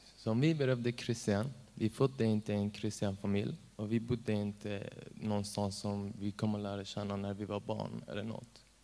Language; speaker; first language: Swedish; non-native, learner; Persian